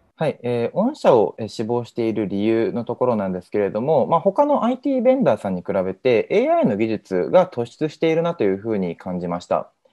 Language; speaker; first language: Japanese; native; Japanese